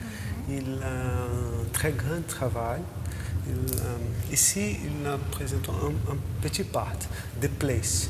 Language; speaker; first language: French; non-native, learner; Portuguese